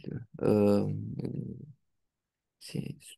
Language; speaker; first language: French; non-native, learner; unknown